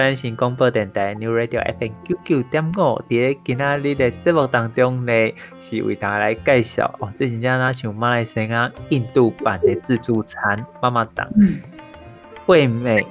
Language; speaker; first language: Min Nan Chinese; native; Min Nan Chinese